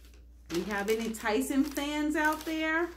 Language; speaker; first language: English; native; English